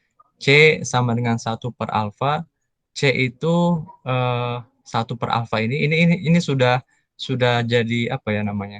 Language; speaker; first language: Indonesian; native; Indonesian